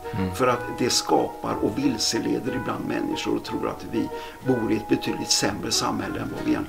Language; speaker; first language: Swedish; native; Swedish